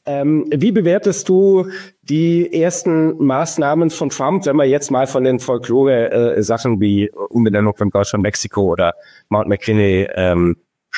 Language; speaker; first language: German; native; German